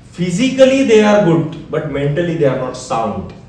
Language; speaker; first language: Hindi; non-native, local second language; Marathi